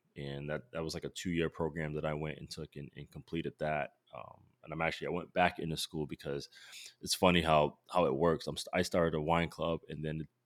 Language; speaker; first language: English; native; English